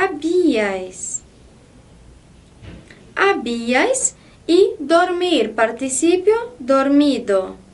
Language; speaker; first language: Spanish; non-native, fluent; Portuguese